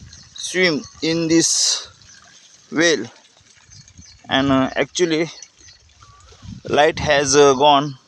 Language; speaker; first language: English; non-native, learner; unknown